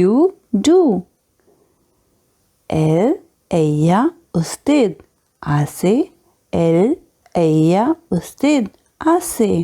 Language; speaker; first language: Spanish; non-native, fluent; Hindi